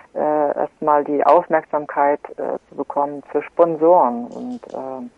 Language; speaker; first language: German; native; German